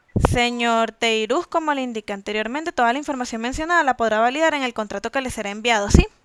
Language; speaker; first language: Spanish; native; Spanish